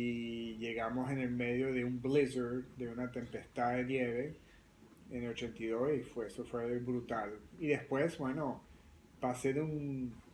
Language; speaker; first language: Spanish; early bilingual, other home language; French